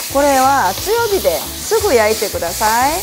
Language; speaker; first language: Japanese; non-native, fluent; Korean